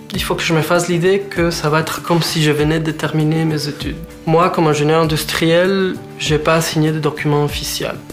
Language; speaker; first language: French; non-native, fluent; Spanish